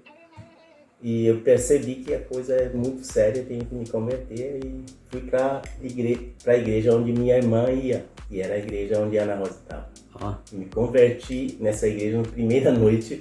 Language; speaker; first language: Portuguese; non-native, fluent; Spanish